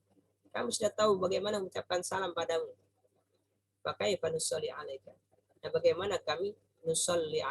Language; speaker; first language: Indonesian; native; Indonesian